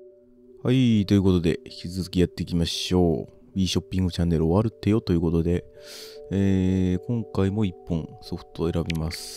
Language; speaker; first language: Japanese; native; Japanese